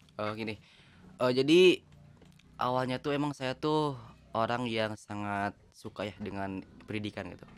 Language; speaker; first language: Indonesian; non-native, local second language; Sundanese